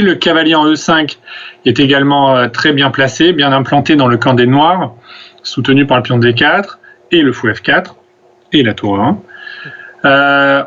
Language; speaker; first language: French; native; French